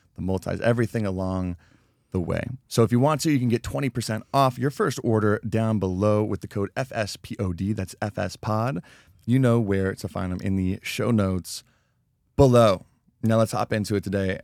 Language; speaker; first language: English; native; English